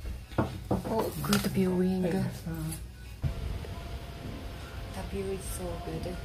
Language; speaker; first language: English; non-native, learner; Japanese